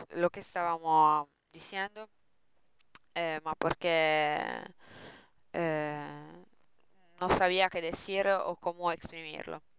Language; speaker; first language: Spanish; non-native, learner; Italian